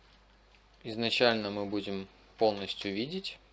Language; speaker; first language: Russian; native; Russian